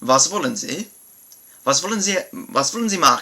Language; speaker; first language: German; non-native, learner; English